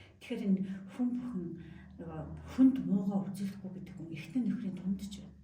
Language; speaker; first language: Mongolian; native; Mongolian